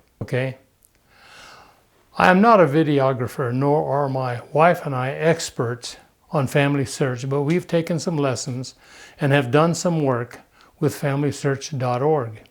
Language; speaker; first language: English; native; English